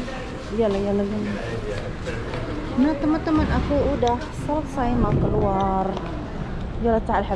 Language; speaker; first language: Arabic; non-native, learner; Indonesian